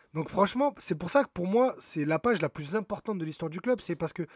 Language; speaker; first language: French; native; French